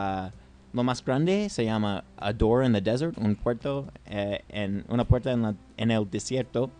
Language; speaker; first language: Spanish; non-native, learner; English